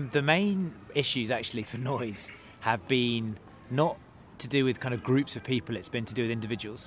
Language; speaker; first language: English; native; English